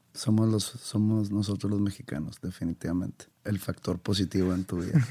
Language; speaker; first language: Spanish; native; Spanish